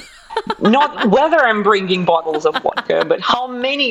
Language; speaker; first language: English; non-native, fluent; Russian